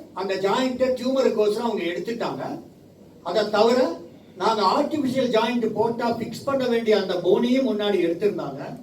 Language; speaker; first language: Tamil; native; Tamil